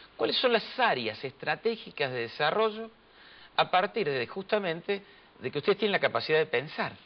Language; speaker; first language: Spanish; native; Spanish